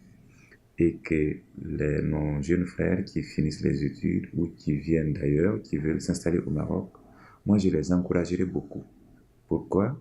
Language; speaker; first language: French; non-native, local second language; Mossi